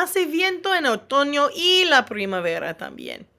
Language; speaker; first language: Spanish; non-native, fluent; English